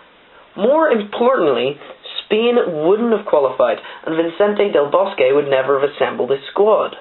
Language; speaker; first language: English; native; English